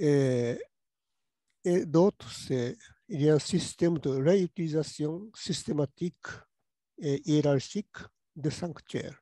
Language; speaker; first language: French; non-native, learner; Japanese